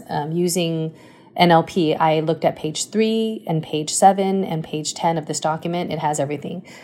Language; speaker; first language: English; early bilingual, other home language; Chinese